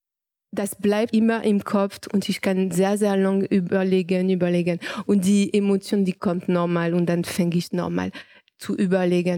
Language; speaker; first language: German; non-native, learner; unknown